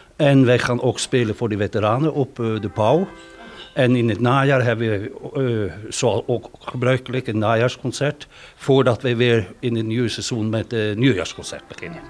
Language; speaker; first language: Dutch; non-native, fluent; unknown